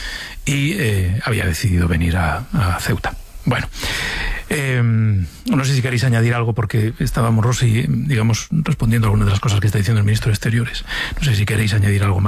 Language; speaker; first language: Spanish; native; Spanish